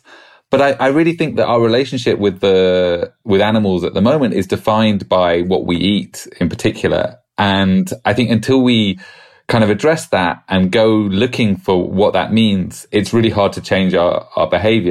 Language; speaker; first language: English; native; English